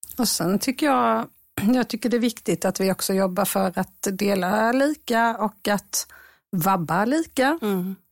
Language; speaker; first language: Swedish; native; Swedish